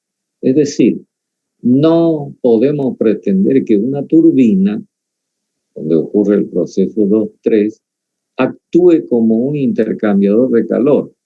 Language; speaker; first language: Spanish; native; Spanish